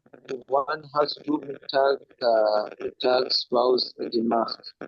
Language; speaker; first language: German; non-native, learner; Urdu